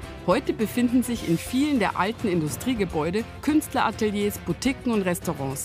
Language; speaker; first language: German; native; German